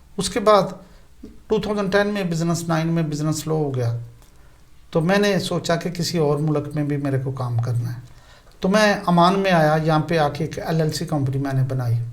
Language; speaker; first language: Urdu; non-native, local second language; Punjabi